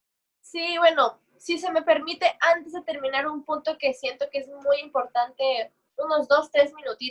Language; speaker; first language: Spanish; native; Spanish